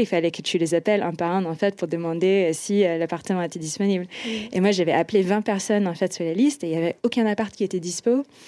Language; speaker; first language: French; non-native, fluent; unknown